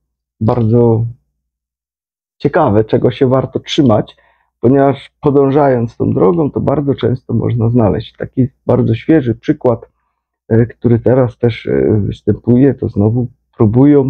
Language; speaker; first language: Polish; native; Polish